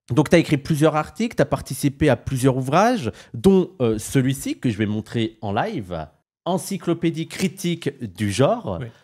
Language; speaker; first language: French; native; French